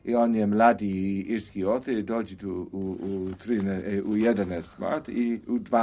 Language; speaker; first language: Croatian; non-native, learner; English